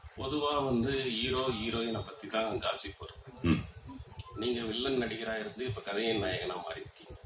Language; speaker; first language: Tamil; native; Tamil